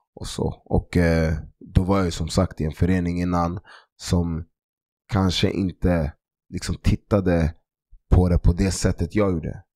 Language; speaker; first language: Swedish; native; Swedish